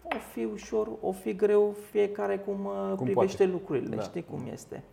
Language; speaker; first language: Romanian; early bilingual, other home language; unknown